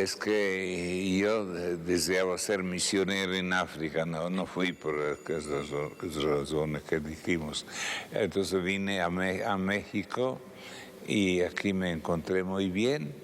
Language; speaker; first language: Spanish; non-native, fluent; Italian